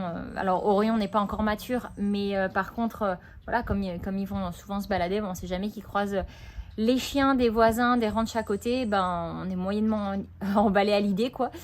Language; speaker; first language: French; native; French